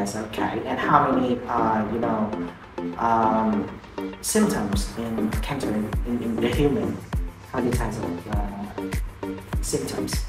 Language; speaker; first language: English; non-native, fluent; Vietnamese